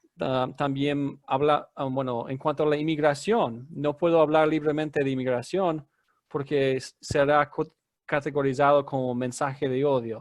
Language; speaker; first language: Spanish; non-native, fluent; English